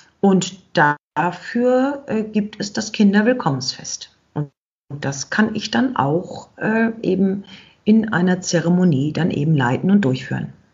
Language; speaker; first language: German; native; German